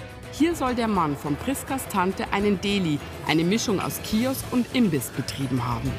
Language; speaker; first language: German; native; German